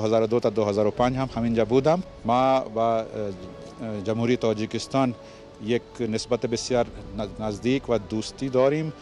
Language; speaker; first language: Persian; non-native, fluent; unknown